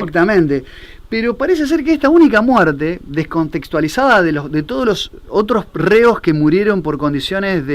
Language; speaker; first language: Spanish; native; Spanish